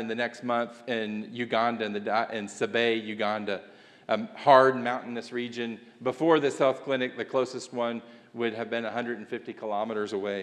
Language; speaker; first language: English; native; English